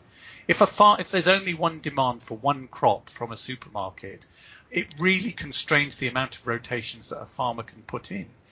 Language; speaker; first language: English; native; English